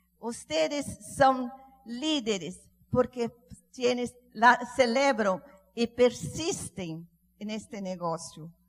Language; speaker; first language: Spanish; non-native, learner; Portuguese